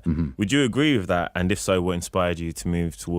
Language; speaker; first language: English; native; English